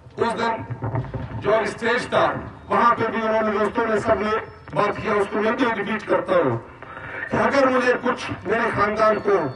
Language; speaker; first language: Urdu; non-native, local second language; Baluchi